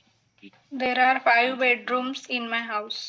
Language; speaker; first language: English; non-native, learner; Marathi